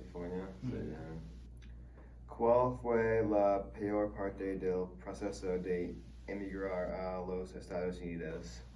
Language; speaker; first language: Spanish; non-native, learner; English